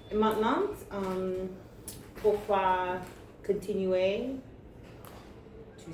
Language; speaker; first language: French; non-native, learner; English